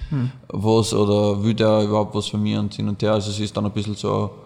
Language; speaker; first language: German; native; German